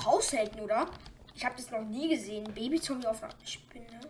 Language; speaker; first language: German; native; German